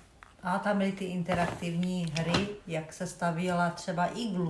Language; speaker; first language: Czech; native; Czech